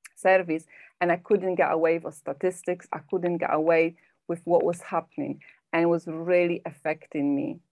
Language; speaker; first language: English; non-native, fluent; Polish